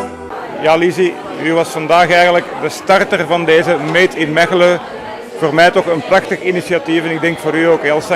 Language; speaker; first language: Dutch; native; Dutch